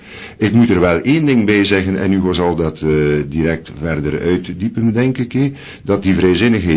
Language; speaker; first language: Dutch; native; Dutch